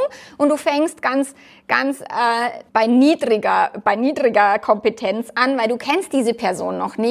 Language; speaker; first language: German; native; German